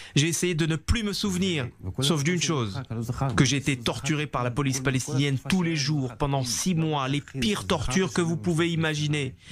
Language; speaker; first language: French; non-native, fluent; Arabic